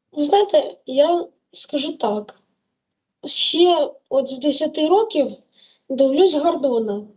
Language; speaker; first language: Ukrainian; native; Ukrainian